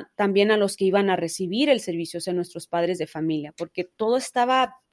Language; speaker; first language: Spanish; early bilingual, heritage; Spanish